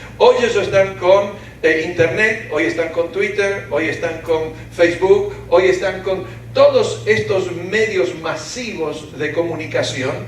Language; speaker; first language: Spanish; early bilingual, other home language; Ukrainian